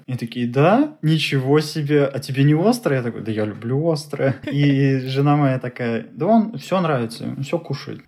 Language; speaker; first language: Russian; native; Russian